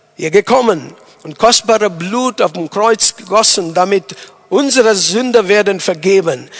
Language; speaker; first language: German; non-native, fluent; Tamil